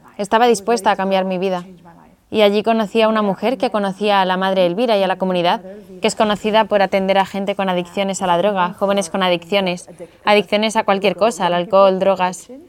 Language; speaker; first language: Spanish; non-native, fluent; English